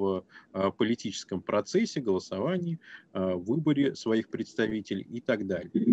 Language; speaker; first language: Russian; native; Russian